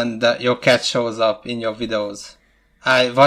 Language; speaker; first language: English; non-native, fluent; Hungarian